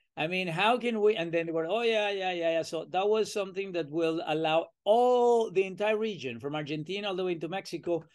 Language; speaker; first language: English; non-native, fluent; Spanish